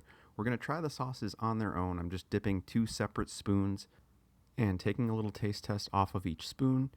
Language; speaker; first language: English; native; English